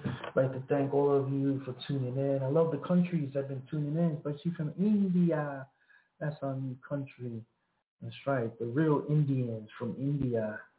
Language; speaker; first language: English; early bilingual, other home language; Spanish